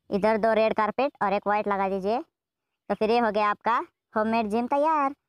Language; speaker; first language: Hindi; native; Hindi